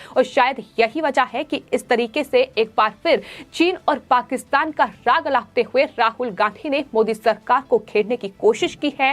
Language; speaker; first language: Hindi; native; Hindi